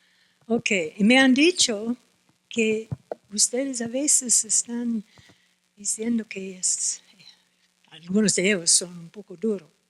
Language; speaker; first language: Spanish; non-native, fluent; English